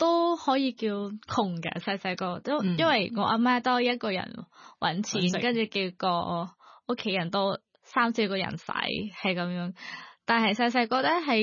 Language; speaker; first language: Cantonese; non-native, learner; Thai